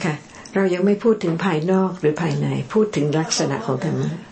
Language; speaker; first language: Thai; native; Thai